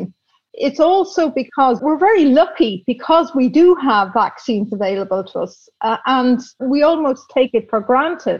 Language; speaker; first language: English; native; English